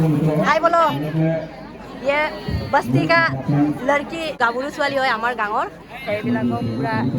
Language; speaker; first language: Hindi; non-native, local second language; Mising